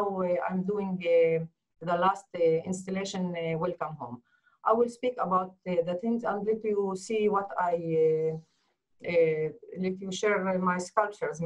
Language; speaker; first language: English; non-native, learner; Arabic